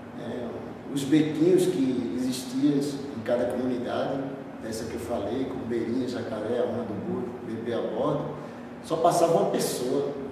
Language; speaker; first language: Portuguese; native; Portuguese